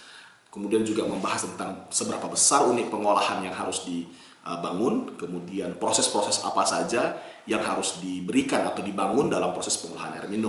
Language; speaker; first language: Indonesian; native; Indonesian